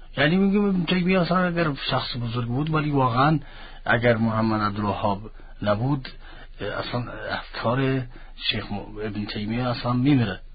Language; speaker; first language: Persian; non-native, fluent; Arabic